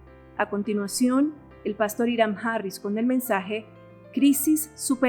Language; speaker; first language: Spanish; native; Spanish